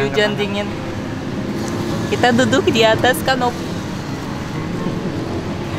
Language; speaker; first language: Indonesian; non-native, learner; Russian